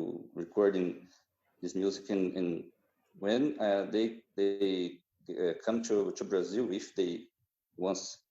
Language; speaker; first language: English; non-native, fluent; Portuguese